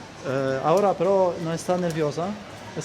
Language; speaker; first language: Spanish; non-native, learner; German